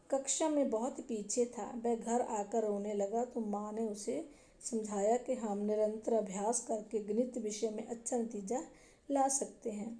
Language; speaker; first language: Hindi; non-native, local second language; Punjabi